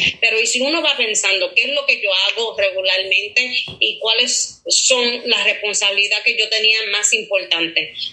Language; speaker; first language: Spanish; early bilingual, heritage; Spanish